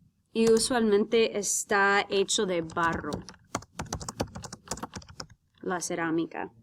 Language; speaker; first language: Spanish; non-native, fluent; English